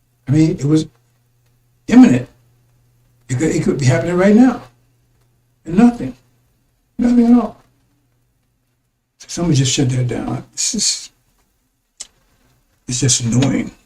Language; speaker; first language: English; native; English